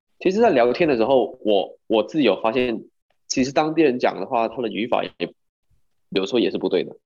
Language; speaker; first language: Chinese; non-native, local second language; Cantonese